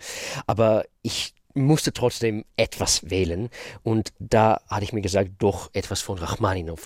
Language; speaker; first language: German; non-native, fluent; Russian